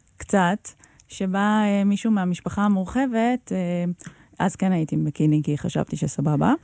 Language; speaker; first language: Hebrew; native; Hebrew